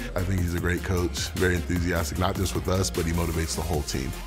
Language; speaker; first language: English; native; English